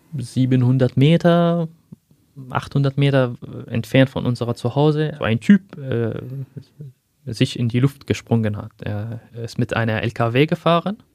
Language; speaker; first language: German; non-native, fluent; Arabic